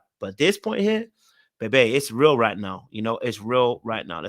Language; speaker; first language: English; native; English